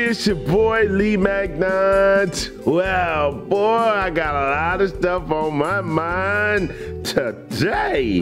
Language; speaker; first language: English; native; English